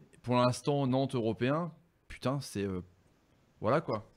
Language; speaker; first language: French; native; French